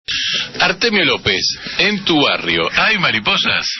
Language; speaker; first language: Spanish; native; Spanish